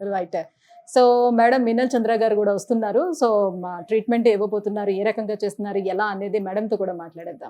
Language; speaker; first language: Telugu; native; Telugu